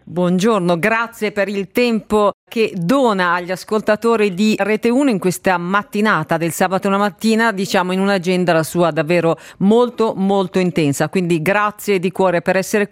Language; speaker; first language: Italian; native; Italian